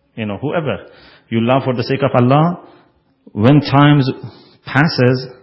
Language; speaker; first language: English; non-native, fluent; Persian